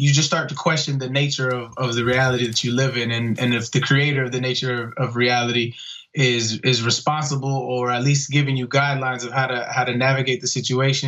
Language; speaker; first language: English; native; English